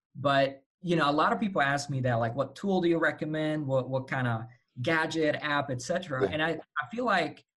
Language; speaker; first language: English; non-native, fluent; Slovak